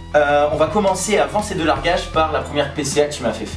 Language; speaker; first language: French; native; French